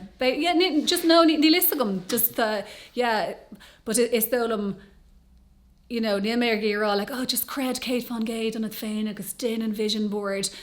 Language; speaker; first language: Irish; non-native, local second language; English